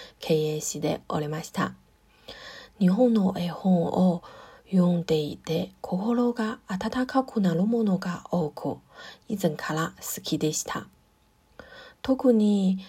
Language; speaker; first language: Japanese; non-native, fluent; Chinese